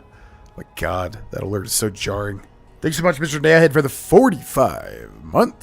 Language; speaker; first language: English; native; English